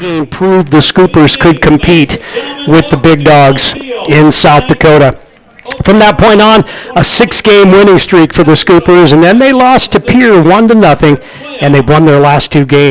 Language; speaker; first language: English; native; English